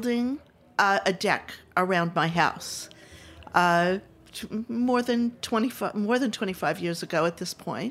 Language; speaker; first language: English; native; English